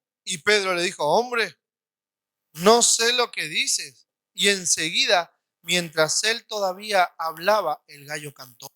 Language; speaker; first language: Spanish; native; Spanish